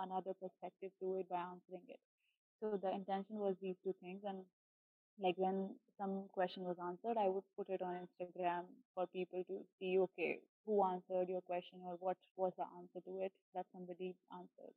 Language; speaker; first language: English; non-native, local second language; Hindi